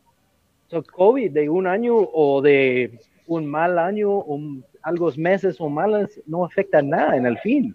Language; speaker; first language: Spanish; non-native, learner; English